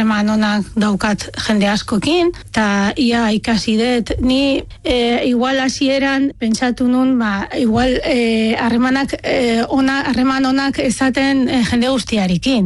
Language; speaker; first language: Basque; non-native, fluent; Arabic